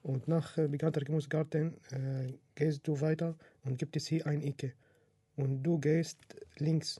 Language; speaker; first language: German; non-native, learner; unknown